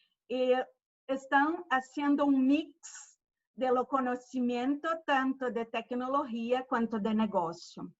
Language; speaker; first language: Spanish; non-native, fluent; Portuguese